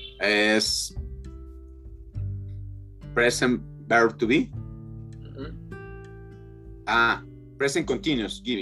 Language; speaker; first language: English; non-native, learner; Spanish